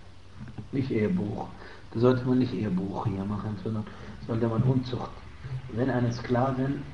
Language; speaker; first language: German; non-native, fluent; Arabic